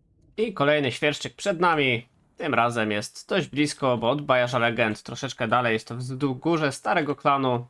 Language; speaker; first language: Polish; native; Polish